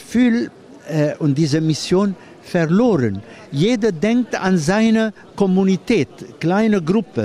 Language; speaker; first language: German; non-native, fluent; Arabic